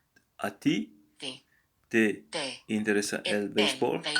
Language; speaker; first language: Spanish; non-native, learner; English